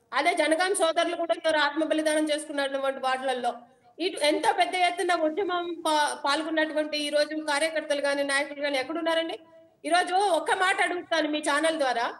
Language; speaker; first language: Telugu; native; Telugu